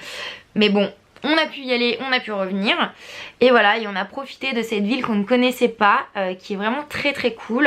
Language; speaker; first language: French; native; French